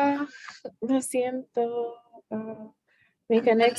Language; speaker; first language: Spanish; non-native, learner; English